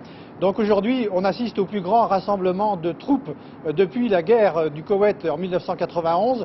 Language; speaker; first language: French; native; French